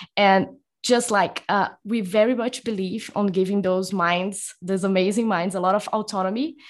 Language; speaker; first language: English; non-native, fluent; Portuguese